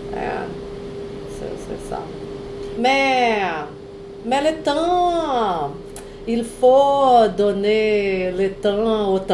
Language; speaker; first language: French; non-native, fluent; Portuguese